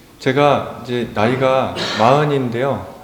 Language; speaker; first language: Korean; native; Korean